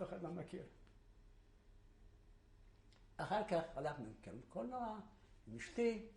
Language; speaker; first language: Hebrew; non-native, fluent; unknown